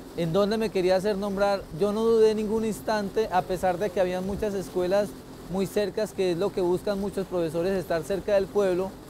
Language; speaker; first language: Spanish; native; Spanish